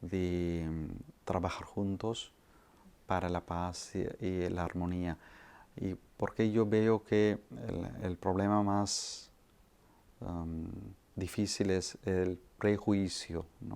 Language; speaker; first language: Spanish; non-native, fluent; Malayalam